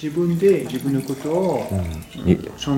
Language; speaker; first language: Japanese; non-native, fluent; French